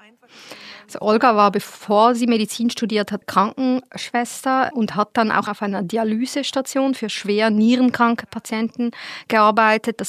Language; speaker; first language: German; native; German